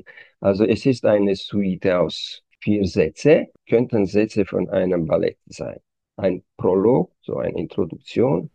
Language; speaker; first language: German; non-native, fluent; Romanian